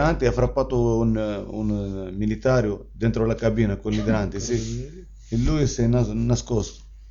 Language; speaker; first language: Italian; non-native, learner; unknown